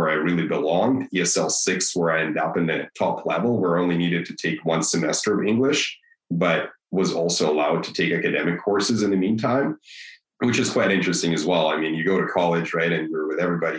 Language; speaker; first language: English; non-native, fluent; Russian